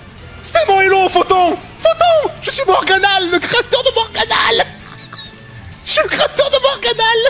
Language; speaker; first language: French; native; French